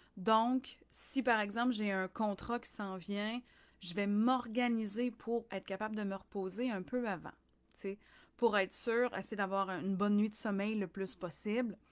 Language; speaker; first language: French; native; French